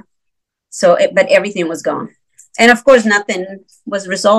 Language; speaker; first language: English; non-native, fluent; Spanish